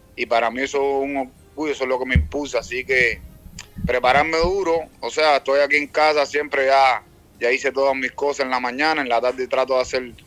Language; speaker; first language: Spanish; native; Spanish